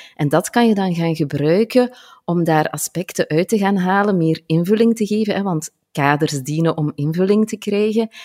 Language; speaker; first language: Dutch; native; Dutch